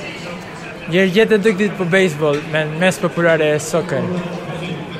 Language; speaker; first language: Swedish; non-native, learner; Spanish